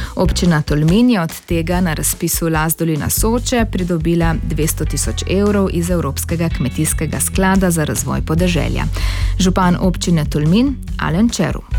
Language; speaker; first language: Slovenian; native; Slovenian